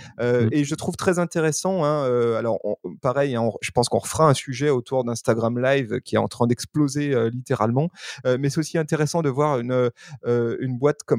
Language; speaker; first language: French; native; French